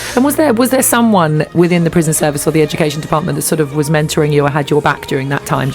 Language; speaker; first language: English; native; English